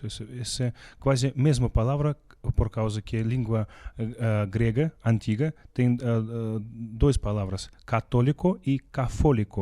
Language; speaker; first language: Portuguese; non-native, learner; Russian